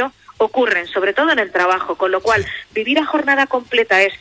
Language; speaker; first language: Spanish; native; Spanish